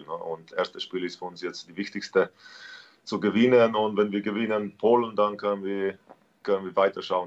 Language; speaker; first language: German; non-native, learner; Slovenian